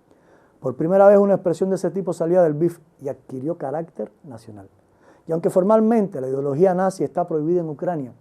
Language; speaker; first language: Spanish; native; Spanish